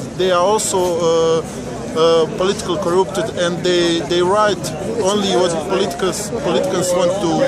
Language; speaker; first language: English; non-native, learner; Bosnian